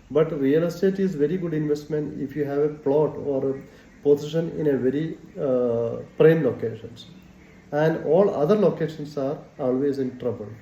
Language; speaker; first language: English; non-native, local second language; Malayalam